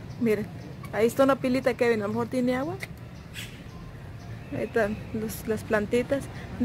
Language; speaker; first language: Spanish; native; Spanish